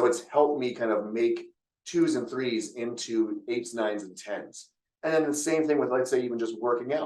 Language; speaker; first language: English; native; English